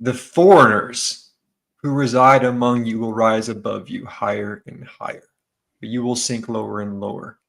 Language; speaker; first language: English; native; English